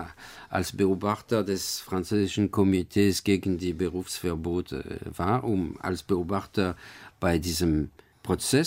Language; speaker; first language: German; non-native, fluent; French